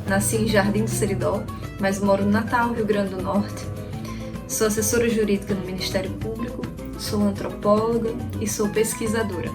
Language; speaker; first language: Portuguese; native; Portuguese